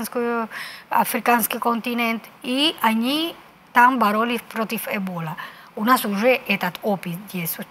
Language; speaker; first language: Russian; non-native, fluent; Spanish